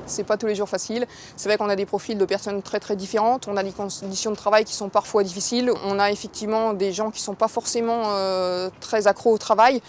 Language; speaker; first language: French; native; French